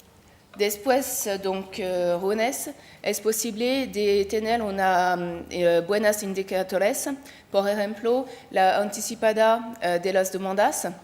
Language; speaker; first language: Spanish; non-native, learner; French